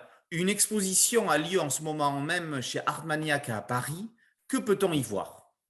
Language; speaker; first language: French; native; French